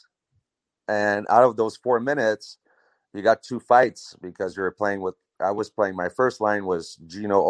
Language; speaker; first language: English; non-native, fluent; French